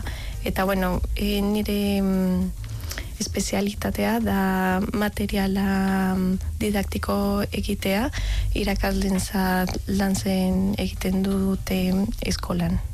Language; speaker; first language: Basque; non-native, learner; Spanish